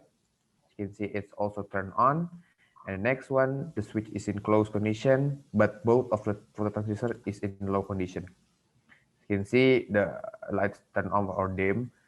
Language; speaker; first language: English; non-native, learner; Indonesian